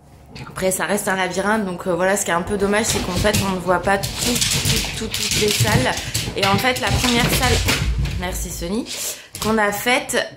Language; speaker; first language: French; native; French